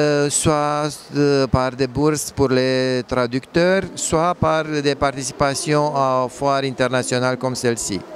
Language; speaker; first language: French; non-native, fluent; Romanian